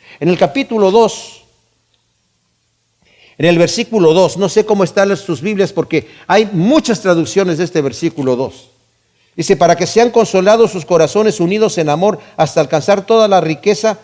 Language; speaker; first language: Spanish; native; Spanish